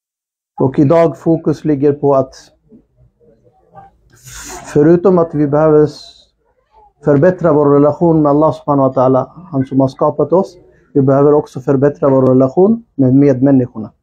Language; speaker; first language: Swedish; non-native, fluent; Urdu